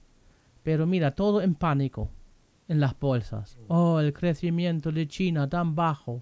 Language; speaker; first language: Spanish; non-native, fluent; German